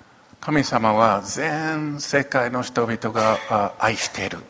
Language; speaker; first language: Japanese; non-native, local second language; English